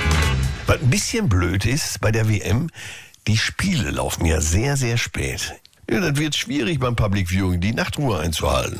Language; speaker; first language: German; native; German